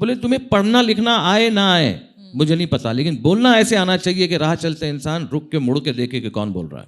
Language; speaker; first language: Hindi; non-native, local second language; Marathi